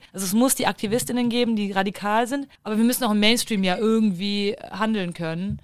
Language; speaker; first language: German; early bilingual, other home language; Turkish